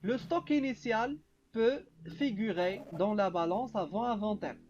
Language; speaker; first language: French; non-native, local second language; Arabic